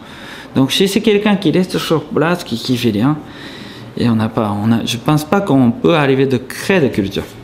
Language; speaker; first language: French; non-native, fluent; Japanese